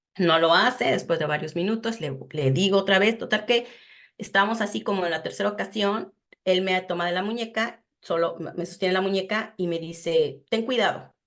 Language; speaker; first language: Spanish; native; Spanish